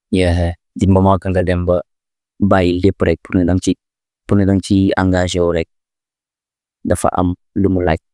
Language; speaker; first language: Wolof; non-native, local second language; Jola-Fonyi